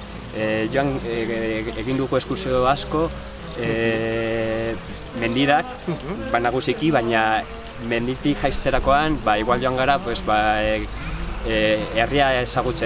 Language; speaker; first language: Basque; non-native, local second language; Spanish